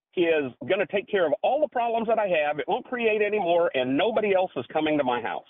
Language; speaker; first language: English; native; English